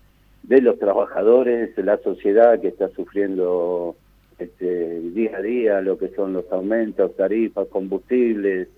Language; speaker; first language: Spanish; native; Spanish